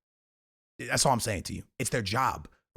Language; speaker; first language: English; native; English